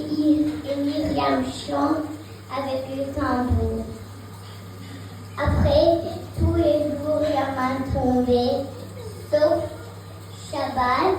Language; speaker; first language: French; early bilingual, heritage; French